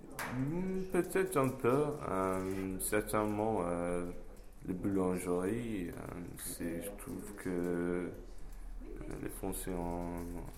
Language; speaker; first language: French; non-native, fluent; English